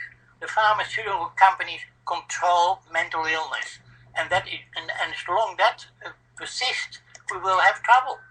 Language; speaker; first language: English; non-native, fluent; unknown